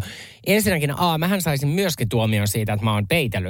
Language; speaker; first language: Finnish; native; Finnish